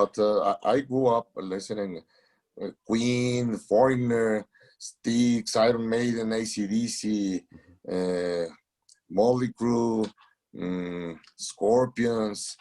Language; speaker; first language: English; non-native, learner; Spanish